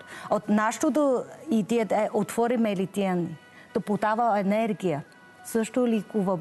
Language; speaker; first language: Bulgarian; non-native, learner; Chinese